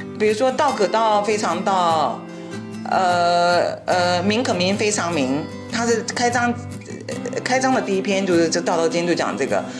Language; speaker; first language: Chinese; non-native, fluent; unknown